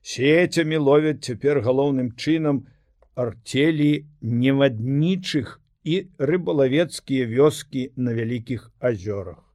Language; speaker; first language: Belarusian; native; Belarusian